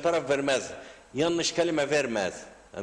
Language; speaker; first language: Turkish; non-native, learner; Arabic